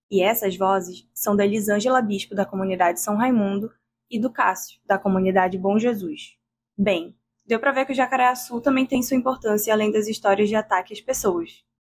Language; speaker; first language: Portuguese; native; Portuguese